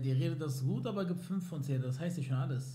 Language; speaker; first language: German; native; German